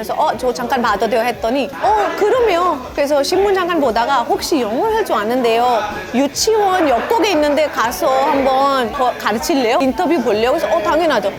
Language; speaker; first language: Korean; non-native, fluent; Hindi